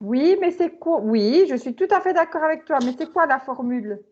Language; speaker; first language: French; native; French